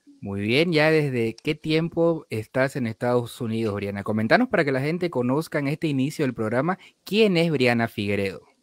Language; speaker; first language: Spanish; native; Spanish